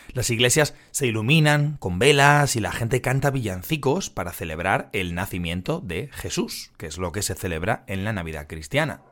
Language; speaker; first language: Spanish; native; Spanish